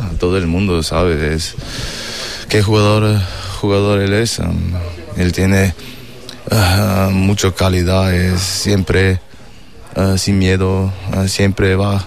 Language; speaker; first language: Spanish; non-native, learner; German